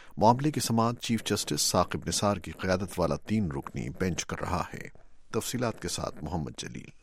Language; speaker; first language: Urdu; native; Urdu